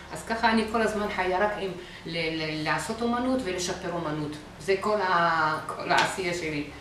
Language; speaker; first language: Hebrew; non-native, fluent; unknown